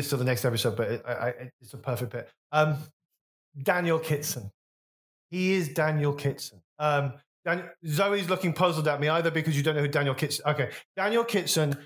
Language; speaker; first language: English; native; English